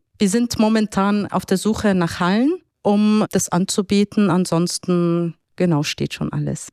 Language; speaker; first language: German; early bilingual, other home language; Arabic